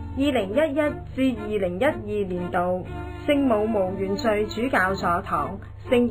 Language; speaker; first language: Chinese; non-native, local second language; Cantonese